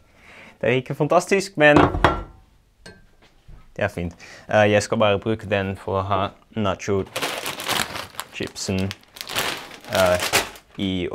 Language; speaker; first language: Norwegian; non-native, learner; Dutch